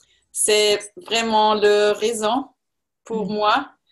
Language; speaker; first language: French; non-native, learner; German